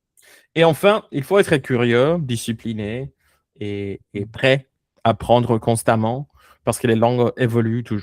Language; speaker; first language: French; non-native, fluent; Spanish